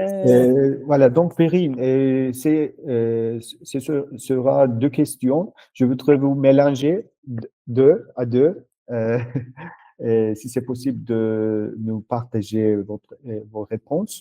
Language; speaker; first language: French; non-native, learner; Turkish